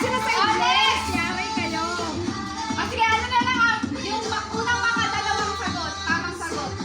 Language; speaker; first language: Filipino; non-native, local second language; Cebuano